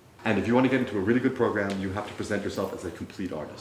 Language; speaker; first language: English; native; English